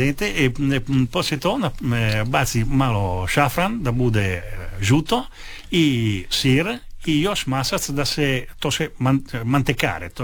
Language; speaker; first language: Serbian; non-native, fluent; Italian